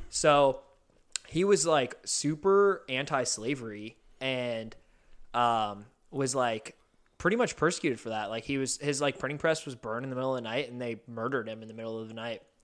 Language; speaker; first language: English; early bilingual, other home language; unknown